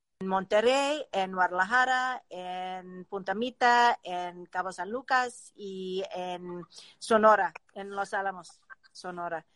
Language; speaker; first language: Spanish; non-native, learner; English